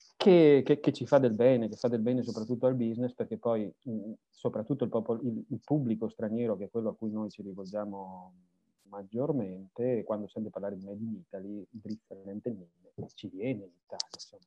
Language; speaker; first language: Italian; native; Italian